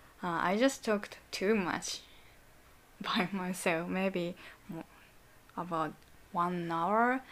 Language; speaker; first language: English; non-native, learner; Japanese